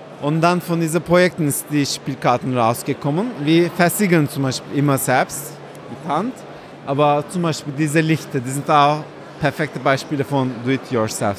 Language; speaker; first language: German; non-native, fluent; Turkish